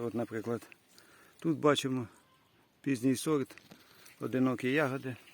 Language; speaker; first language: Ukrainian; native; Ukrainian